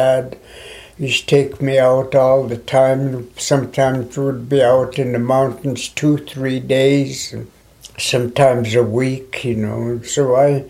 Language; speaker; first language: English; non-native, local second language; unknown